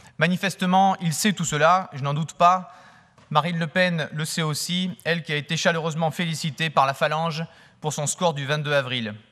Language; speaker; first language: French; native; French